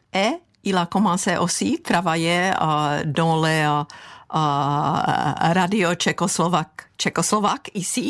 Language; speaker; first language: French; non-native, fluent; Czech